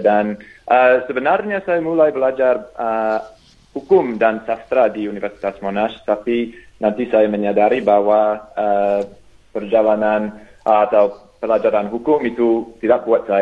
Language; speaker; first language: Indonesian; non-native, fluent; English